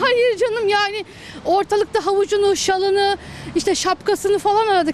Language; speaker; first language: Turkish; native; Turkish